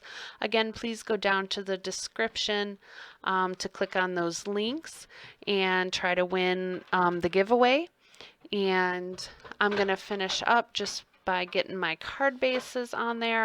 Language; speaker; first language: English; native; English